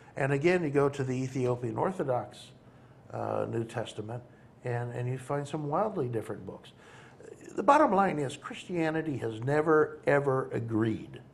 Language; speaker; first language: English; native; English